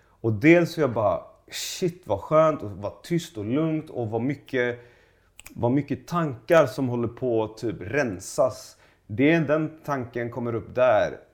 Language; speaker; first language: Swedish; early bilingual, other home language; Persian